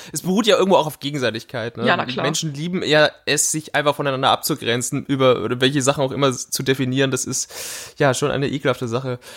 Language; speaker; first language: German; native; German